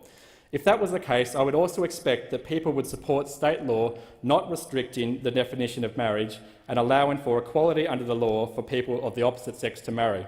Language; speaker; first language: English; native; English